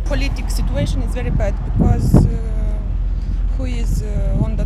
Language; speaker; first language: English; non-native, learner; Romanian